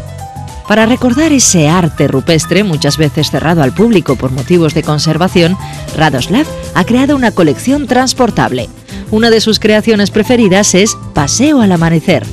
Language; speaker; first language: Spanish; native; Spanish